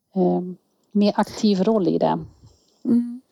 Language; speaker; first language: Swedish; non-native, fluent; Dutch